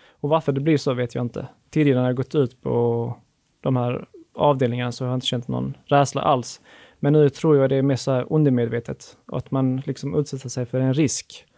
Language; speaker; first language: Swedish; native; Swedish